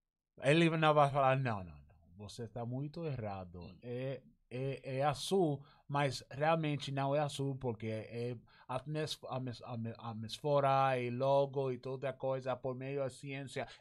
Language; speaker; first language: Portuguese; non-native, learner; Spanish